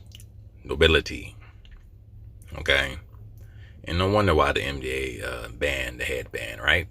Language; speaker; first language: English; native; English